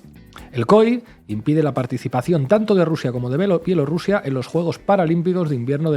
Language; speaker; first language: Spanish; native; Spanish